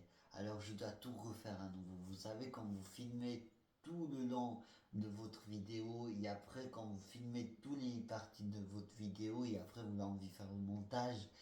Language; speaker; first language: French; non-native, fluent; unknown